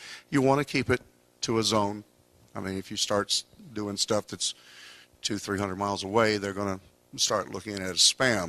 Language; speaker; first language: English; native; English